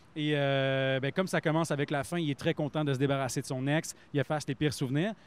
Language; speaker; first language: French; native; French